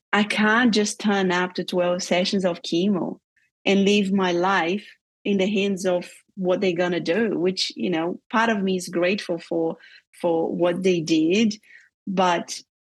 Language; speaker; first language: English; non-native, fluent; Portuguese